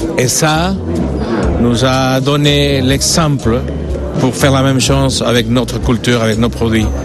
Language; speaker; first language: French; non-native, fluent; Spanish